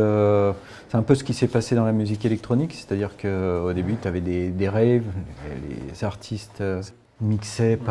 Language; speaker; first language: French; native; French